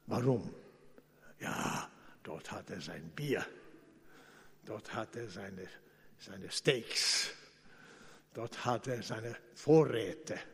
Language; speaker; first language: German; non-native, fluent; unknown